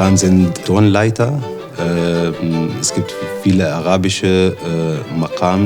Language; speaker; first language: German; non-native, learner; Arabic